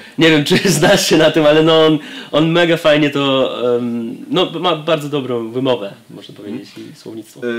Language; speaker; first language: Polish; non-native, fluent; Russian